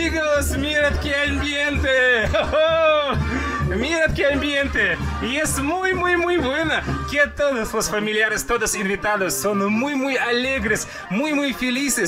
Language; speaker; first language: Spanish; non-native, fluent; Russian